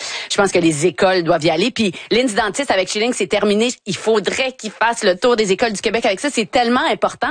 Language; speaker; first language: French; native; French